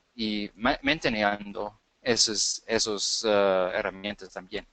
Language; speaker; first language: Spanish; non-native, fluent; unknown